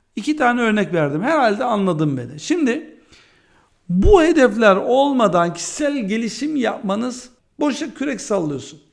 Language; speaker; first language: Turkish; early bilingual, heritage; Turkish